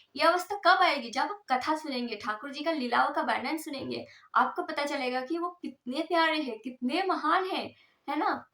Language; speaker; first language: Hindi; non-native, local second language; Bangla